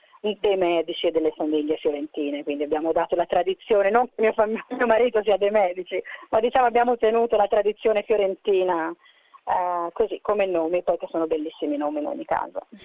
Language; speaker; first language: Italian; native; Italian